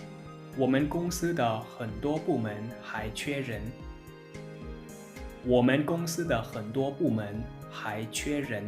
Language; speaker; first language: Chinese; non-native, fluent; Lao